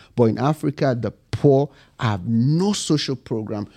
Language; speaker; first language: English; non-native, local second language; Bini